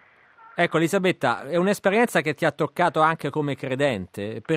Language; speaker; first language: Italian; native; Italian